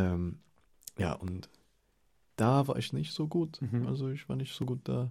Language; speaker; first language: German; non-native, fluent; Spanish